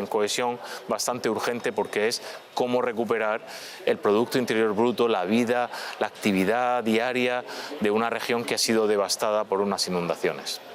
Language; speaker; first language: Spanish; native; Spanish